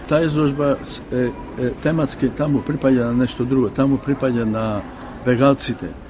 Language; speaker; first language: Macedonian; native; Macedonian